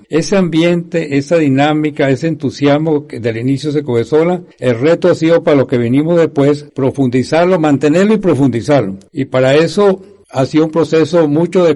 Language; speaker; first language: Spanish; native; Spanish